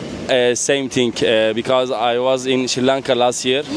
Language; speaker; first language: English; non-native, learner; Turkish